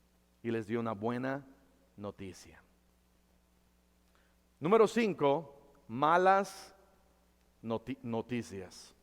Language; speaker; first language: Spanish; native; Spanish